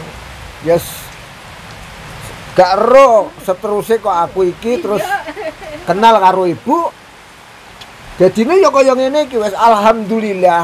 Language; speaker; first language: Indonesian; non-native, local second language; Javanese